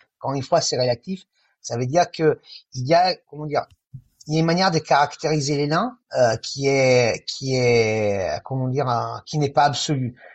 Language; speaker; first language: French; non-native, fluent; Italian